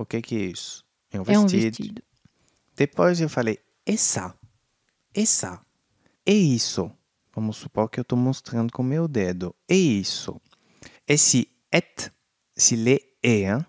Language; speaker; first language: Portuguese; non-native, fluent; French